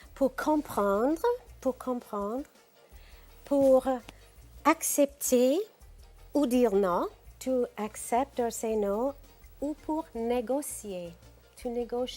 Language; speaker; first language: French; non-native, fluent; English